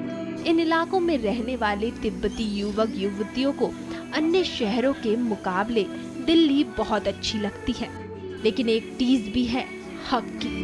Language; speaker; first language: Hindi; native; Hindi